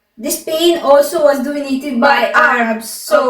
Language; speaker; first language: English; non-native, fluent; Arabic